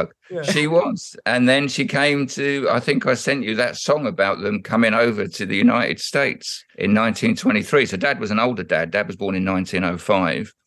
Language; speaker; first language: English; native; English